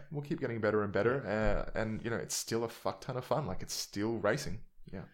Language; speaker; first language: English; native; English